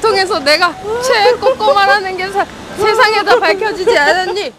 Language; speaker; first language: Korean; native; Korean